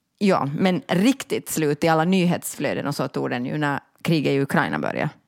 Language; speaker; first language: Swedish; native; Swedish